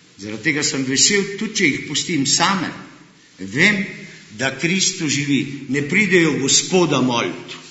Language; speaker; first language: Slovenian; early bilingual, heritage; Slovenian